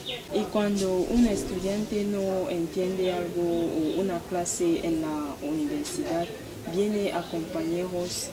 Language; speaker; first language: Spanish; non-native, learner; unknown